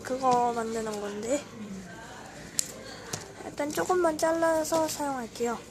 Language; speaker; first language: Korean; native; Korean